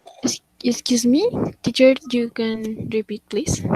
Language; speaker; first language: English; non-native, learner; Spanish